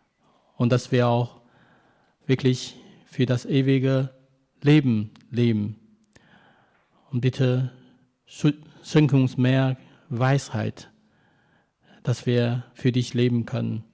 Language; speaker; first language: German; non-native, fluent; Chinese